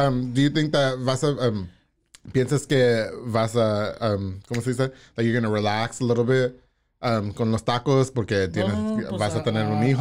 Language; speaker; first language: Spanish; early bilingual, heritage; English